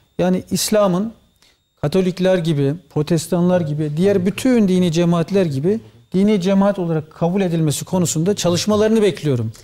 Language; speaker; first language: Turkish; early bilingual, heritage; Turkish